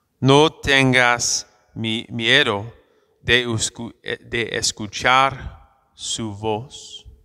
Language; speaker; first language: Spanish; non-native, fluent; English